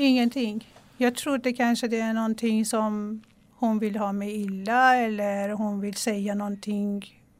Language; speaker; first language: Swedish; non-native, fluent; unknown